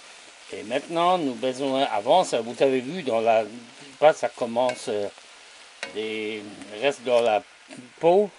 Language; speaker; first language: French; non-native, learner; German